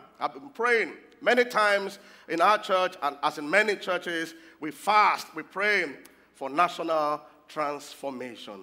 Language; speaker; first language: English; non-native, local second language; Yoruba